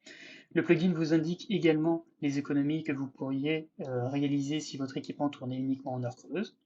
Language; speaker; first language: French; native; French